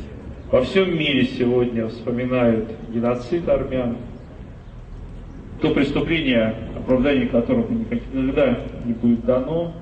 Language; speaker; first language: Russian; native; Russian